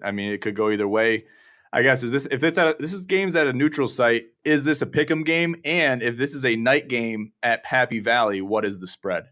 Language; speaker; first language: English; native; English